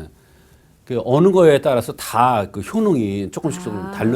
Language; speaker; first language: Korean; native; Korean